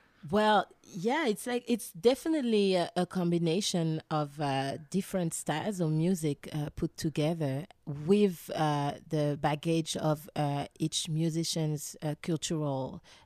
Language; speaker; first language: English; non-native, fluent; French